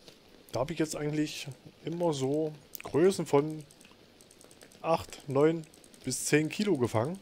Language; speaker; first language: German; native; German